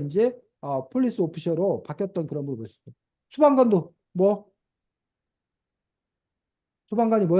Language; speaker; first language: Korean; native; Korean